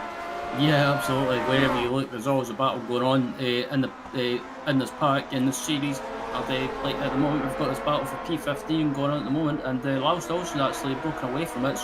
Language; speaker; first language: English; native; English